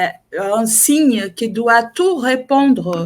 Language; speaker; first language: French; non-native, fluent; Portuguese